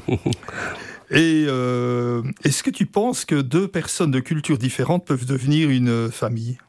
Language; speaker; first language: French; native; French